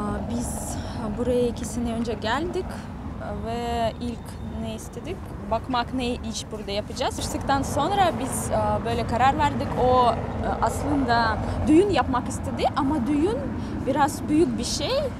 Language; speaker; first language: Turkish; non-native, learner; Russian